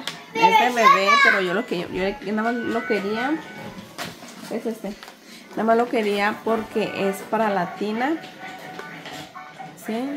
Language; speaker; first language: Spanish; native; Spanish